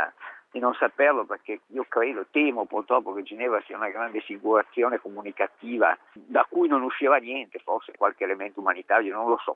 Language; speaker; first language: Italian; native; Italian